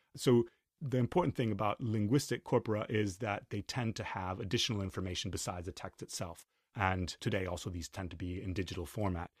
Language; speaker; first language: English; non-native, fluent; Spanish